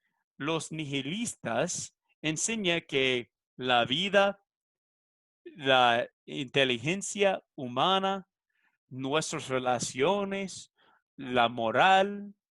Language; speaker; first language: Spanish; non-native, fluent; English